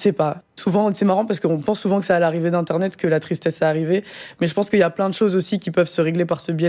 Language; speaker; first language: French; native; French